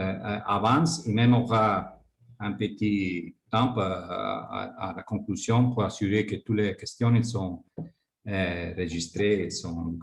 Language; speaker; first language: French; non-native, fluent; Spanish